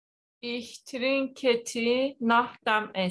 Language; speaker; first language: German; non-native, learner; Turkish